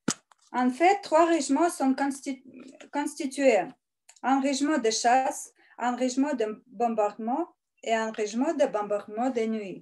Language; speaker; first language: French; non-native, learner; Russian